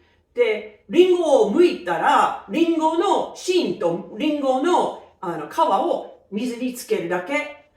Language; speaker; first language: Japanese; non-native, fluent; English